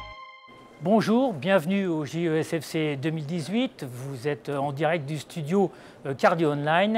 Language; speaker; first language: French; native; French